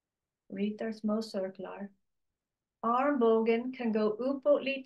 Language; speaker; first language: Swedish; non-native, learner; English